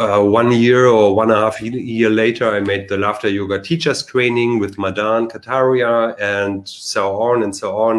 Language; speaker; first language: English; non-native, learner; German